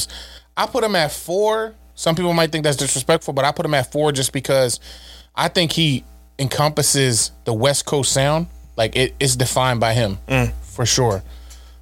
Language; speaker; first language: English; native; English